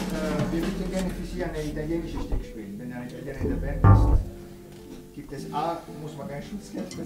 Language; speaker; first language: German; non-native, fluent; Italian